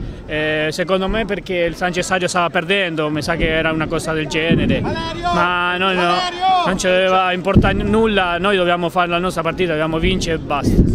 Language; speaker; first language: Italian; non-native, fluent; Spanish